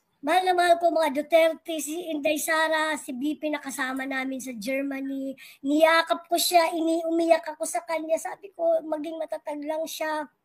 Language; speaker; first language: Filipino; non-native, local second language; Waray